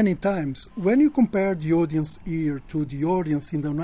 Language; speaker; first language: English; non-native, fluent; Portuguese